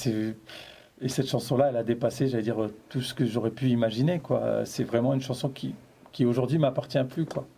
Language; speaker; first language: French; native; French